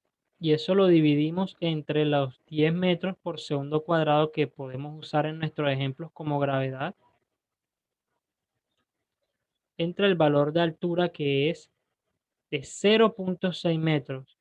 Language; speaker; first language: Spanish; native; Spanish